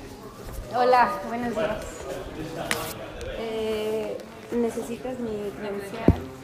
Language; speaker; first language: Spanish; early bilingual, heritage; Spanish